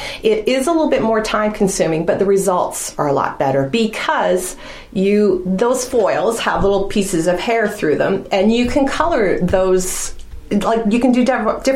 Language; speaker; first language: English; native; English